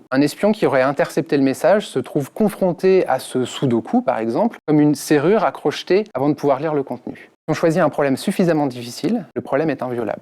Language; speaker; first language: French; native; French